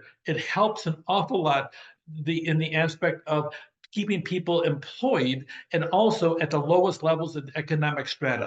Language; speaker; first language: English; native; English